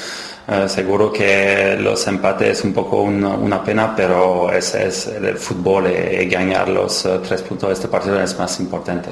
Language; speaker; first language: Spanish; non-native, learner; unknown